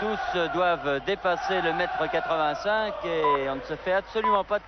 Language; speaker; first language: French; native; French